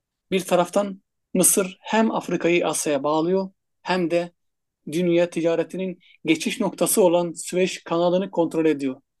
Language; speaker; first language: Turkish; non-native, fluent; Arabic